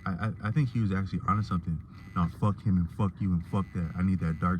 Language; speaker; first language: English; native; English